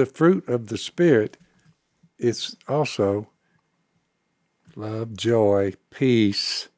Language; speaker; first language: English; native; English